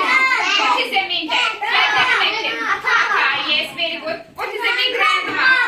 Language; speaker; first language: English; non-native, learner; Azerbaijani